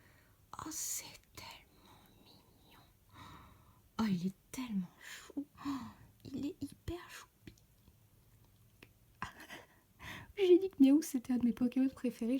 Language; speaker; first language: French; native; French